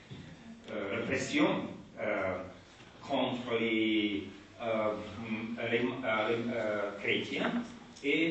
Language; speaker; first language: French; non-native, learner; Slovak